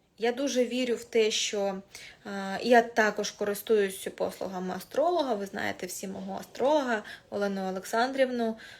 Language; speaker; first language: Ukrainian; non-native, local second language; Russian